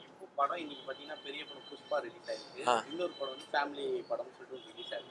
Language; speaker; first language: Tamil; native; Tamil